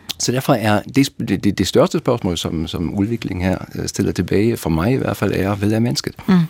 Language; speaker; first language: Danish; non-native, fluent; German